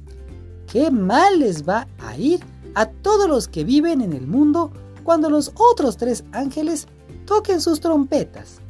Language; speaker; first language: Spanish; native; Spanish